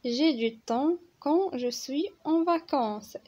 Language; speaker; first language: French; non-native, local second language; Arabic